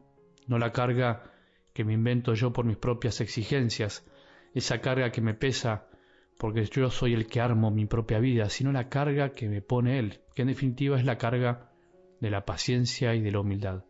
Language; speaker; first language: Spanish; native; Spanish